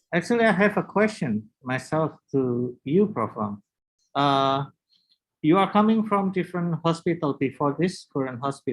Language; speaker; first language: English; non-native, learner; Indonesian